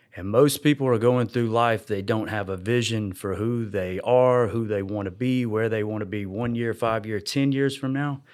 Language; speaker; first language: English; native; English